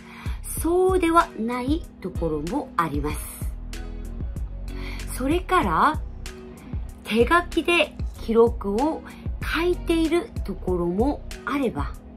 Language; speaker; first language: Japanese; non-native, fluent; Korean